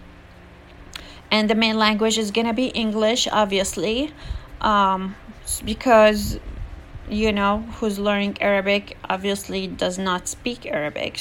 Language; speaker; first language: English; non-native, fluent; Arabic